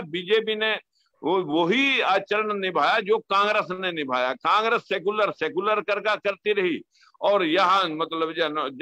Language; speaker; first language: Hindi; native; Hindi